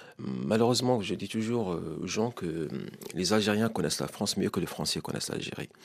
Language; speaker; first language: French; non-native, local second language; Arabic